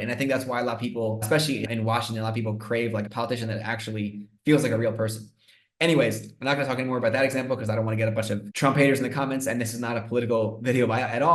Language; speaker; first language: English; native; English